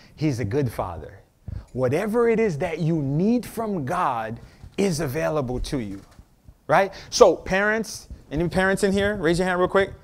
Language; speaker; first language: English; native; English